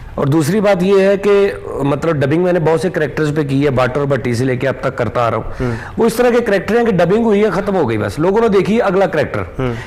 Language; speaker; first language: Urdu; non-native, local second language; Punjabi